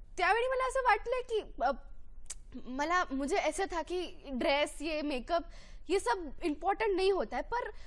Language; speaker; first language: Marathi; non-native, local second language; Gujarati